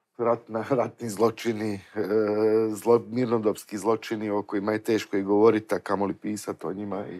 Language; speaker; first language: Croatian; native; Croatian